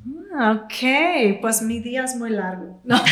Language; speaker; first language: Spanish; non-native, fluent; English